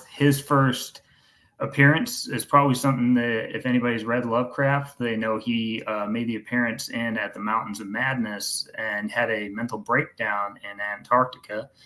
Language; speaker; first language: English; native; English